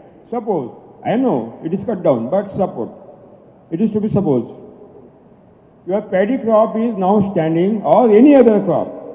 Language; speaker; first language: English; non-native, local second language; Marathi